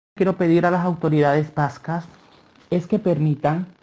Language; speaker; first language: Spanish; native; Spanish